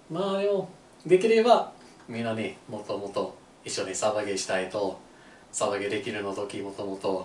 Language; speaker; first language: Japanese; non-native, learner; English